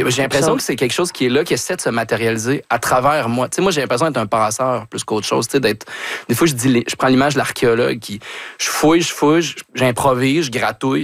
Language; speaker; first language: French; native; French